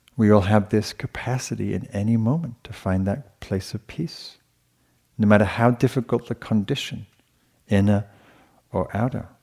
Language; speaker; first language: English; native; English